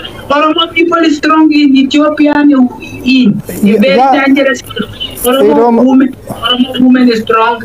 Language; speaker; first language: English; non-native, learner; Oromo